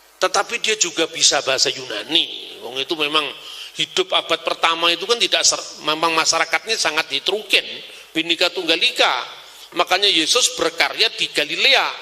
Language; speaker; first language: Indonesian; non-native, local second language; Javanese